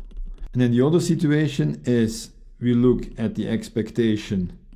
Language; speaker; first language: English; non-native, fluent; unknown